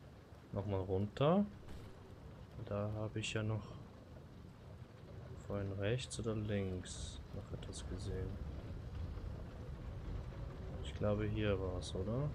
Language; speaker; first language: German; native; German